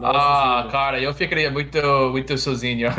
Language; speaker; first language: Portuguese; non-native, fluent; English